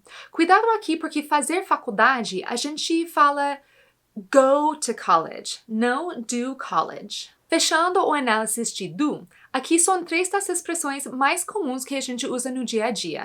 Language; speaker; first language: Portuguese; non-native, fluent; English